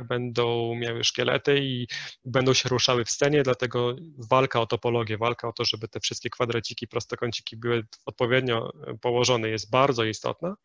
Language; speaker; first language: Polish; native; Polish